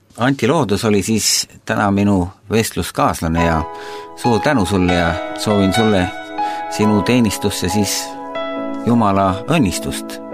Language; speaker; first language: Estonian; native; Estonian